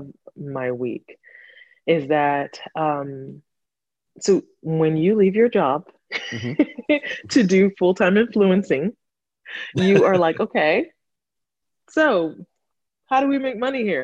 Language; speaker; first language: English; native; English